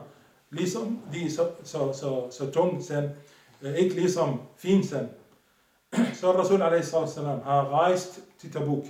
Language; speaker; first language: Danish; non-native, fluent; Arabic